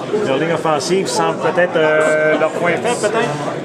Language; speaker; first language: French; native; French